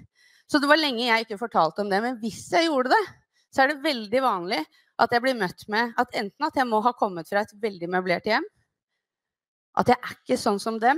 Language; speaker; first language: Norwegian; native; Norwegian